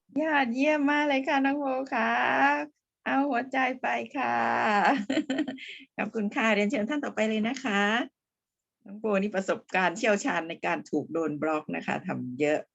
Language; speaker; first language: Thai; native; Thai